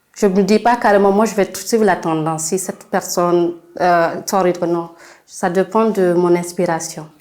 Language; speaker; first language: French; non-native, local second language; Fula